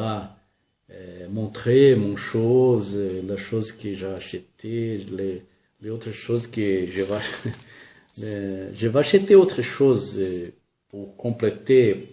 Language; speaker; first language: French; non-native, learner; Portuguese